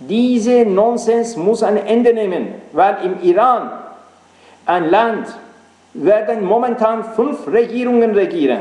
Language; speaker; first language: German; non-native, fluent; Persian